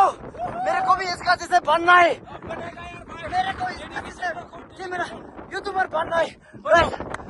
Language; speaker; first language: Hindi; non-native, local second language; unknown